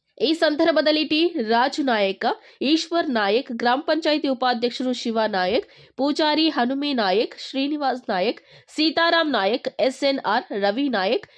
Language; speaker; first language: Kannada; native; Kannada